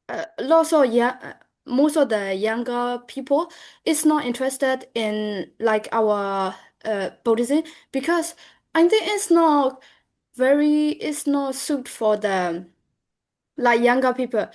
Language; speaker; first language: English; non-native, learner; Burmese